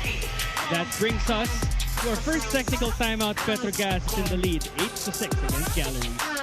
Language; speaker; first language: English; non-native, local second language; Filipino